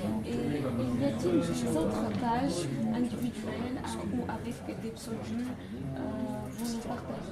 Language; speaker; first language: French; non-native, learner; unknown